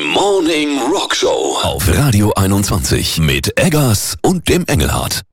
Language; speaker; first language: German; native; German